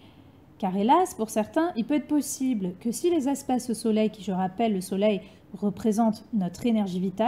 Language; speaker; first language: French; native; French